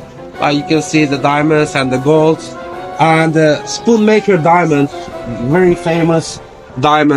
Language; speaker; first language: English; non-native, fluent; Turkish